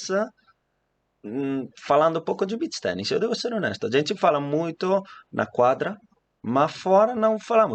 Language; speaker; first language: Portuguese; non-native, fluent; Italian